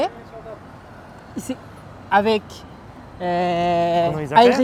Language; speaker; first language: French; non-native, learner; Japanese